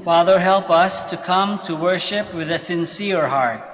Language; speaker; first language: English; non-native, local second language; Filipino